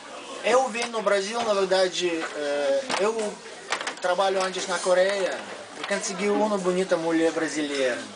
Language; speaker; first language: Portuguese; non-native, learner; Russian